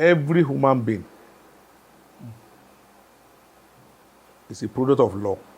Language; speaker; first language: English; non-native, local second language; Yoruba